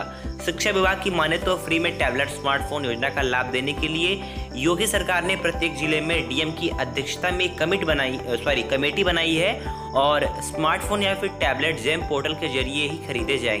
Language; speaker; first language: Hindi; native; Hindi